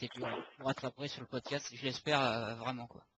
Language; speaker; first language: French; native; French